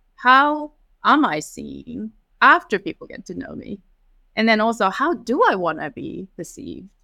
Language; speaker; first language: English; early bilingual, other home language; Japanese